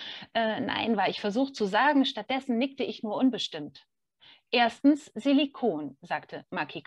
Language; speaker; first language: German; native; German